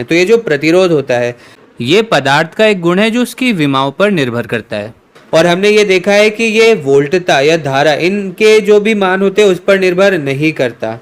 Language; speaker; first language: Hindi; native; Hindi